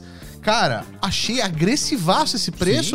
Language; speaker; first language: Portuguese; native; Portuguese